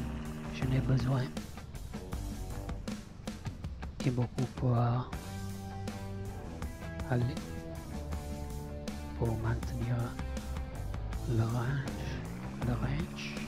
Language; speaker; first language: French; non-native, learner; Italian